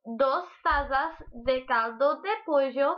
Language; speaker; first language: Spanish; non-native, learner; English